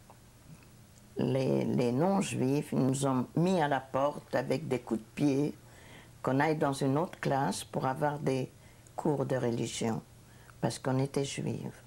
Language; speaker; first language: French; non-native, fluent; Hungarian